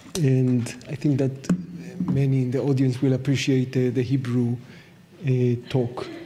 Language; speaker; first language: English; non-native, fluent; Hebrew